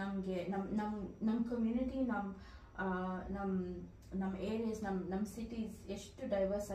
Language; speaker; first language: Kannada; early bilingual, heritage; Kannada